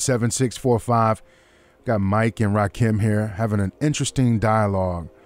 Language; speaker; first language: English; native; English